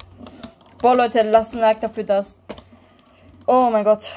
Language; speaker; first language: German; early bilingual, other home language; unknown